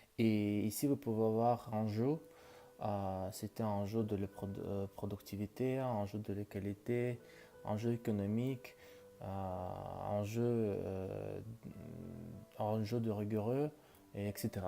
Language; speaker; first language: French; non-native, learner; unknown